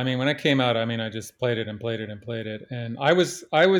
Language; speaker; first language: English; native; English